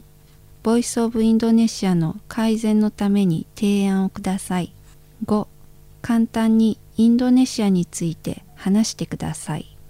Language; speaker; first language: Japanese; non-native, learner; Indonesian